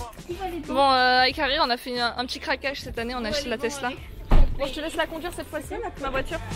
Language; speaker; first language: French; native; French